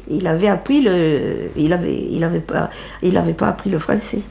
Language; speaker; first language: French; native; French